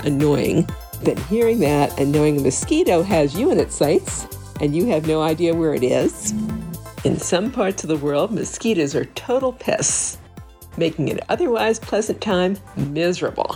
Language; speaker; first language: English; native; English